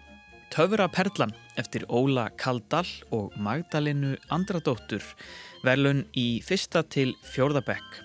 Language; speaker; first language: Icelandic; native; Icelandic